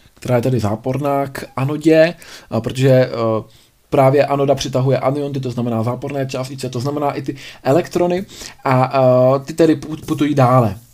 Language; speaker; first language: Czech; native; Czech